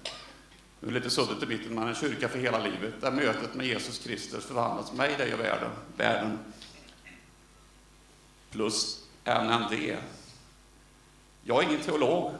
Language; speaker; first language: Swedish; native; Swedish